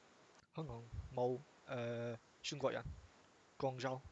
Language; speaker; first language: Cantonese; non-native, learner; English